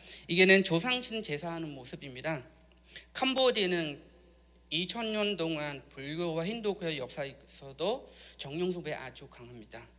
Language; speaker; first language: Korean; non-native, learner; Khmer